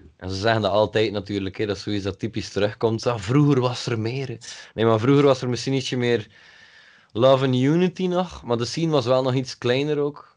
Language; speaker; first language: Dutch; native; Dutch